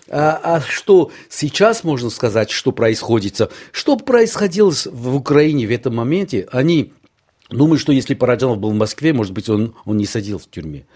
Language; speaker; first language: Russian; non-native, local second language; Armenian